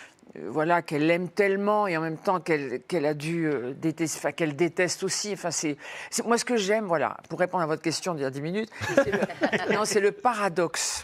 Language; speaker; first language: French; native; French